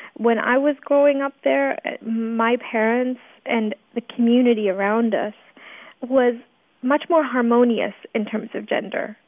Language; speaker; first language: English; early bilingual, other home language; Persian